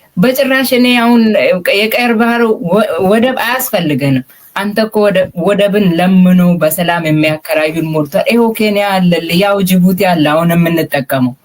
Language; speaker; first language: Amharic; non-native, local second language; Oromo